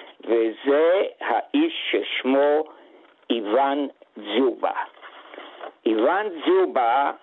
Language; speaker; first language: Hebrew; non-native, fluent; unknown